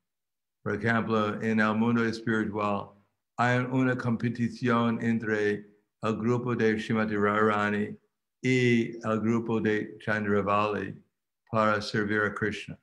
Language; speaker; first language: Spanish; non-native, fluent; English